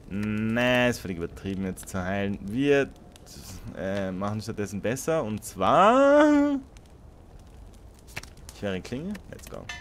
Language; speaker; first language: German; native; German